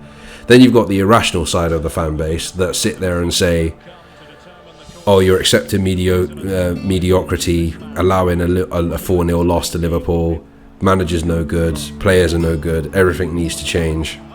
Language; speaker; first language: English; native; English